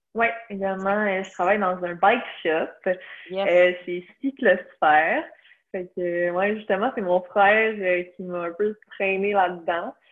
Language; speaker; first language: French; native; French